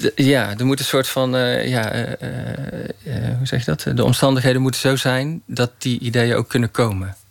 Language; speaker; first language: Dutch; native; Dutch